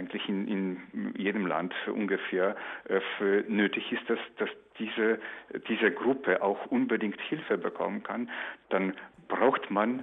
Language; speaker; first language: German; non-native, fluent; Polish